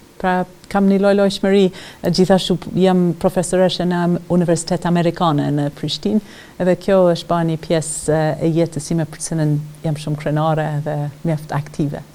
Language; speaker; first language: Albanian; non-native, fluent; English